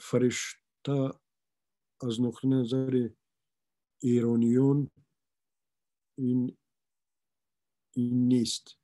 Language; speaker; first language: Persian; non-native, local second language; Shughni